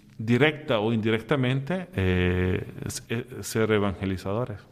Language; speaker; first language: Spanish; native; Spanish